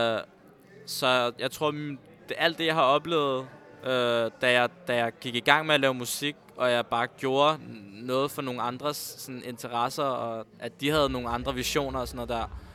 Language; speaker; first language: Danish; early bilingual, other home language; Spanish